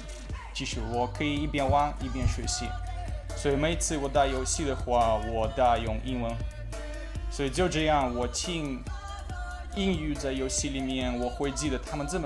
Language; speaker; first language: Chinese; non-native, learner; Russian